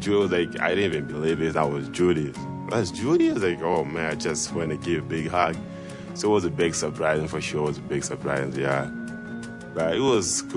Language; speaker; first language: English; non-native, local second language; Swahili